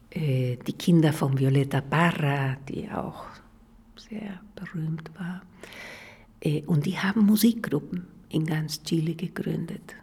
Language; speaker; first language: German; non-native, fluent; Spanish